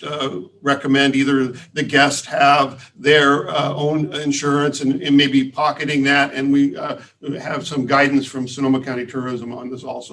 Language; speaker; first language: English; native; English